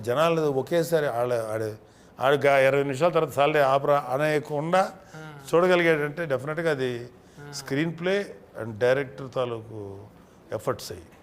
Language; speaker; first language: Telugu; native; Telugu